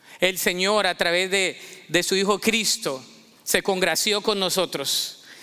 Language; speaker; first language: Spanish; native; Spanish